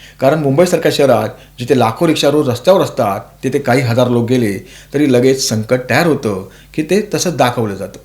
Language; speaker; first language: Marathi; native; Marathi